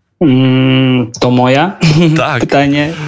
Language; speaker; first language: Polish; non-native, learner; Russian